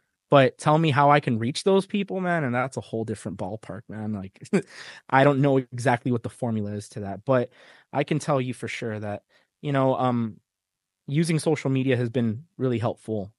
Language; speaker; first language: English; early bilingual, other home language; Spanish